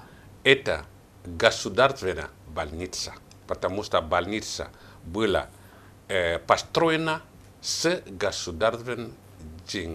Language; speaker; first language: Russian; non-native, learner; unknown